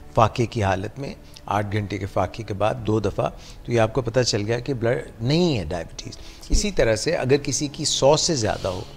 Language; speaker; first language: Urdu; native; Urdu